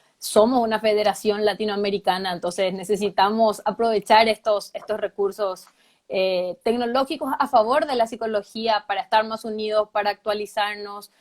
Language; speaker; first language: Spanish; native; Spanish